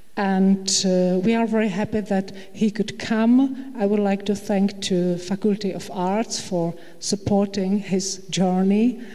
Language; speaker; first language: English; non-native, fluent; Czech